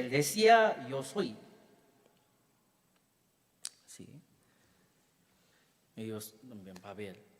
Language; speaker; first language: Spanish; non-native, learner; Korean